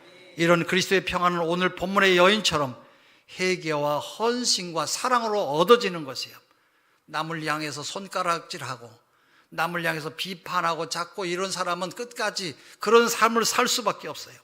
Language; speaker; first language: Korean; native; Korean